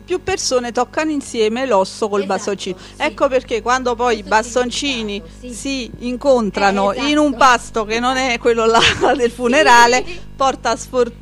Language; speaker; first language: Italian; native; Italian